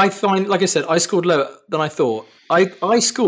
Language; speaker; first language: English; native; English